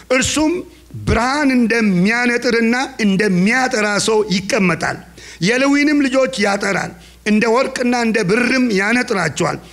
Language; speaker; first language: Amharic; non-native, local second language; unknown